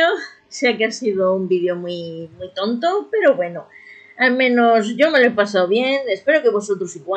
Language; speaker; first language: Spanish; native; Spanish